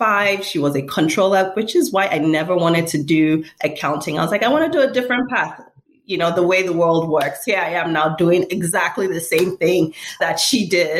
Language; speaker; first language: English; non-native, local second language; Yoruba